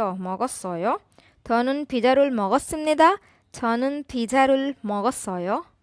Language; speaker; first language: Korean; non-native, fluent; Urdu